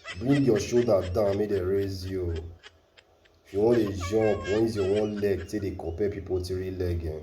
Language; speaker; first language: Nigerian Pidgin; native; Nigerian Pidgin